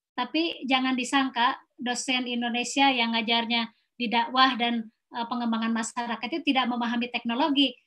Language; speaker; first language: Indonesian; non-native, local second language; Sundanese